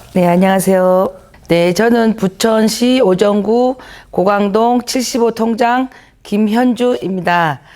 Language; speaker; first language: Korean; native; Korean